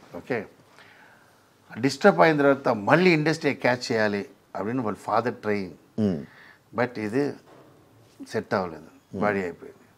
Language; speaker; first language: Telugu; non-native, local second language; Tamil